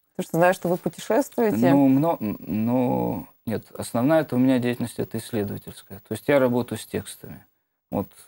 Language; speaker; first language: Russian; native; Russian